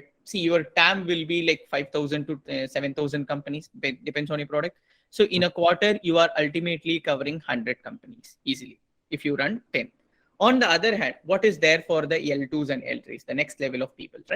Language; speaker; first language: English; non-native, local second language; Tamil